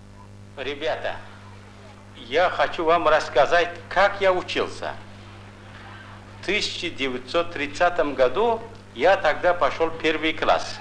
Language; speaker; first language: Russian; non-native, local second language; Kyrgyz